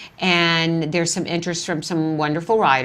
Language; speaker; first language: English; native; English